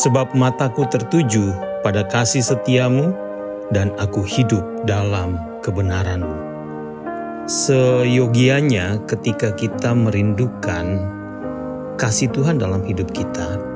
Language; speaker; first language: Indonesian; native; Indonesian